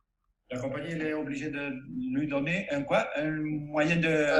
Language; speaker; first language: French; non-native, fluent; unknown